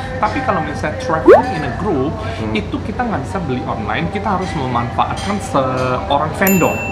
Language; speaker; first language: Indonesian; native; Indonesian